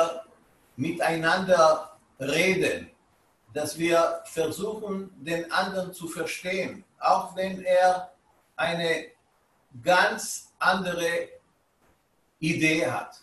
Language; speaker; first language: German; non-native, fluent; Hebrew